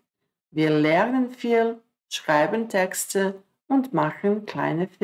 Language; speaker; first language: German; non-native, fluent; Croatian